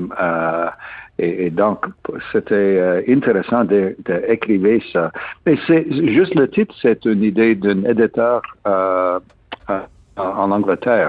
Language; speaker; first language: French; non-native, learner; English